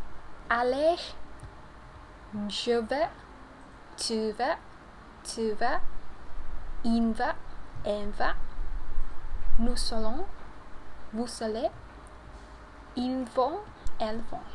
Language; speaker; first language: French; non-native, learner; Vietnamese